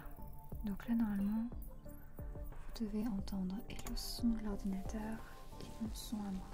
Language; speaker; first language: French; native; French